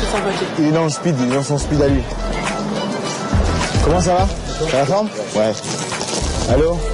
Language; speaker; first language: French; native; French